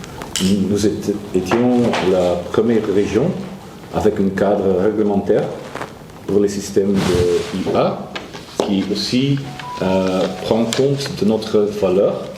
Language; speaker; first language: French; non-native, learner; Dutch